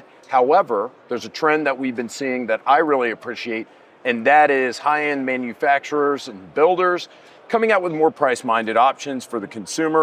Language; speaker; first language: English; native; English